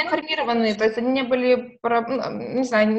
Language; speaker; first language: Polish; non-native, fluent; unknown